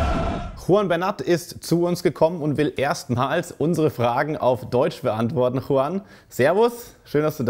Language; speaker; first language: German; native; German